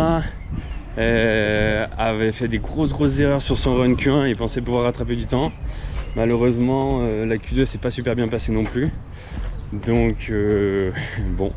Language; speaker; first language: French; native; French